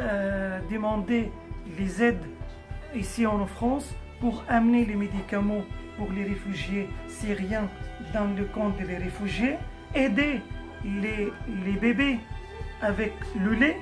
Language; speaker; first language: French; non-native, fluent; Arabic